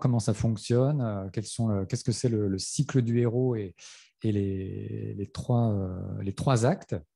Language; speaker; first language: French; native; French